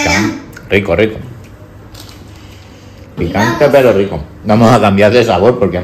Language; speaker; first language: Spanish; native; Spanish